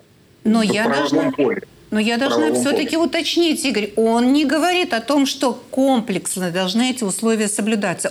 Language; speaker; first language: Russian; native; Russian